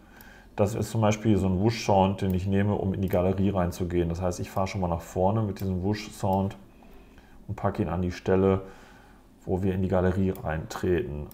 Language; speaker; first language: German; native; German